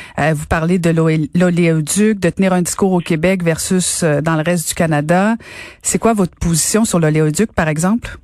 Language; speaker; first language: French; native; French